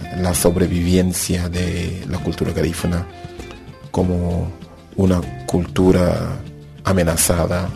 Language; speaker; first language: Spanish; non-native, fluent; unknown